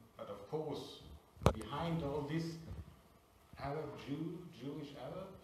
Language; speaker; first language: German; native; German